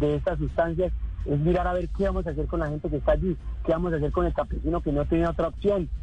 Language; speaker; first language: Spanish; native; Spanish